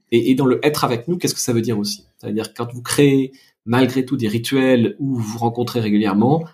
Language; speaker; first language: French; native; French